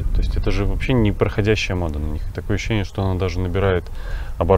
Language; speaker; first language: Russian; native; Russian